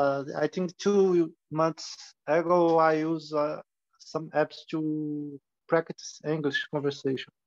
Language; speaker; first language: English; non-native, learner; Portuguese